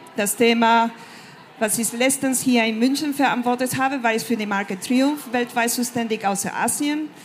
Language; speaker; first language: German; non-native, fluent; Spanish